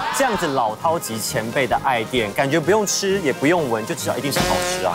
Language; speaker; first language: Chinese; native; Chinese